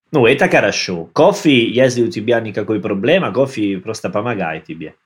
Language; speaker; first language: Russian; non-native, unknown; Italian